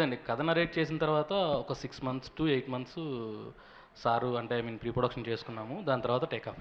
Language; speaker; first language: Telugu; native; Telugu